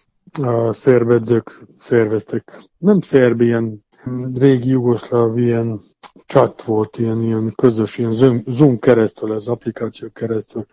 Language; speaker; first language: Hungarian; non-native, fluent; Serbian